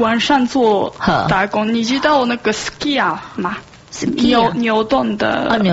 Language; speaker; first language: Chinese; non-native, learner; Japanese